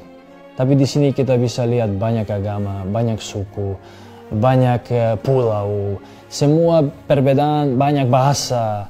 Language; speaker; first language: Indonesian; non-native, fluent; Serbian